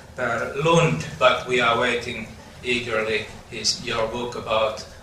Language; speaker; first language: English; non-native, fluent; Finnish